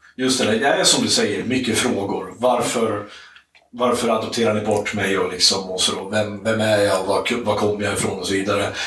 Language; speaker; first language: Swedish; native; Swedish